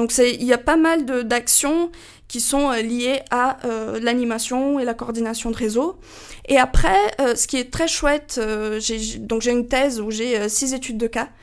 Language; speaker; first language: French; non-native, fluent; Portuguese